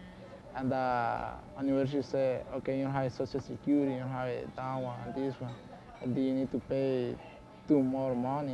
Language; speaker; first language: English; non-native, learner; Spanish